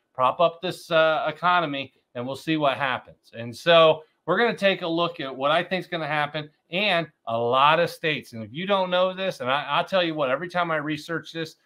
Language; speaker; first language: English; native; English